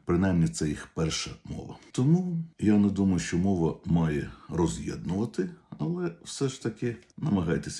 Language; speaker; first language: Ukrainian; non-native, local second language; Russian